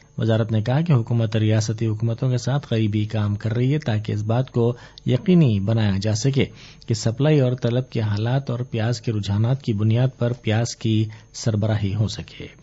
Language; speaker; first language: Urdu; native; Urdu